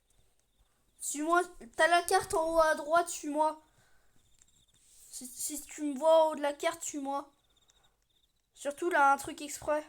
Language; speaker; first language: French; native; French